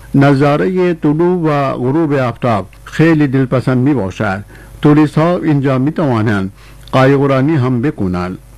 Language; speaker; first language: Persian; non-native, fluent; Urdu